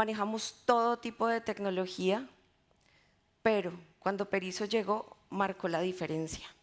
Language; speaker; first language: Spanish; native; Spanish